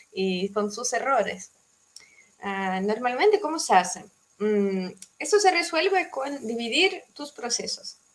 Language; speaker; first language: Spanish; non-native, fluent; Russian